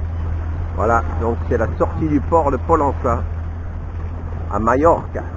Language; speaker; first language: French; native; French